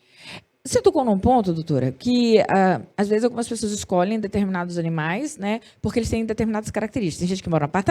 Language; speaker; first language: Portuguese; native; Portuguese